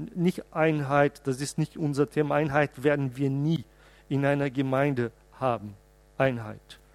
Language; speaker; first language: German; non-native, fluent; Portuguese